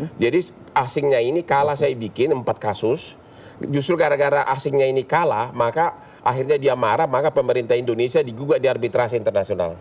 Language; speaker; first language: Indonesian; native; Indonesian